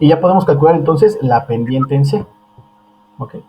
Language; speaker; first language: Spanish; native; Spanish